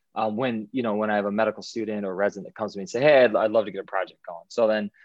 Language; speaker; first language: English; native; English